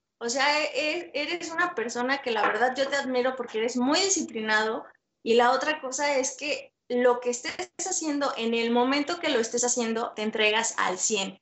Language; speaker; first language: Spanish; native; Spanish